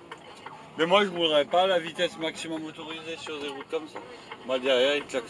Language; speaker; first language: French; native; French